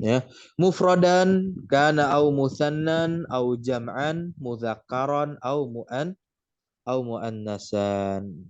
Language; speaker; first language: Arabic; non-native, fluent; Indonesian